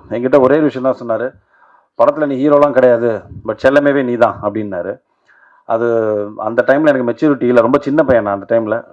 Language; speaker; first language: Tamil; native; Tamil